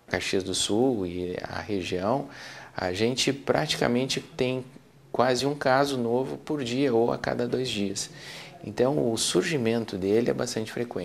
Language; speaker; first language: Portuguese; native; Portuguese